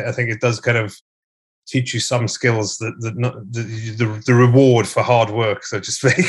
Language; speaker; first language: English; native; English